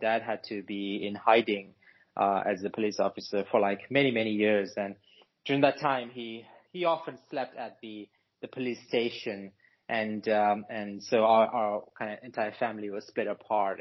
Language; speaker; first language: English; non-native, local second language; Sinhala